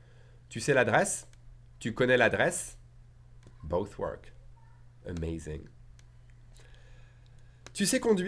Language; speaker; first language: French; native; French